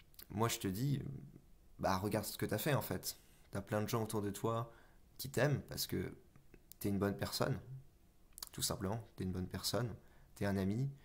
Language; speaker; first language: French; native; French